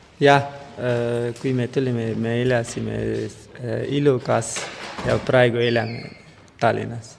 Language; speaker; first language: Estonian; non-native, learner; Persian